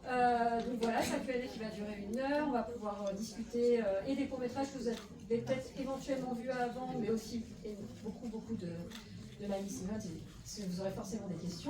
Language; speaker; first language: French; native; French